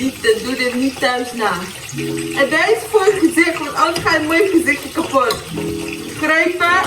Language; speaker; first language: Dutch; early bilingual, other home language; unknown